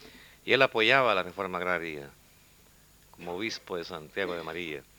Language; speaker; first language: Spanish; native; Spanish